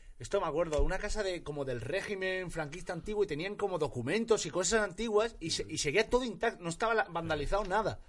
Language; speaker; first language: Spanish; native; Spanish